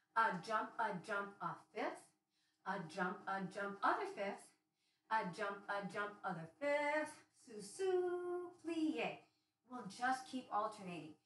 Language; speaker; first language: English; native; English